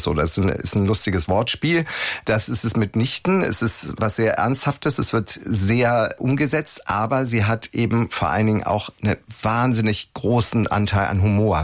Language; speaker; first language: German; native; German